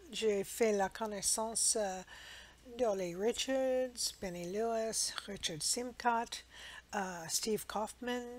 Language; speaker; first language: French; non-native, learner; English